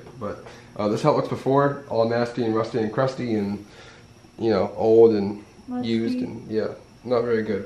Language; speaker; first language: English; native; English